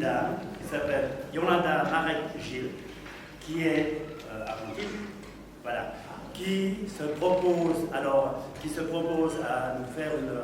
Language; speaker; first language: French; native; French